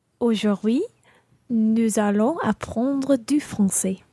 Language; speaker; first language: French; non-native, learner; English